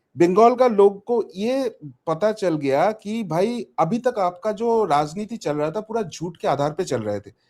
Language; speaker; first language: Hindi; non-native, local second language; Bangla